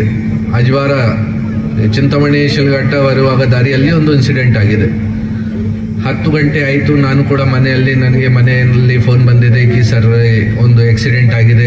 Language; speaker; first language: Kannada; non-native, local second language; Hindi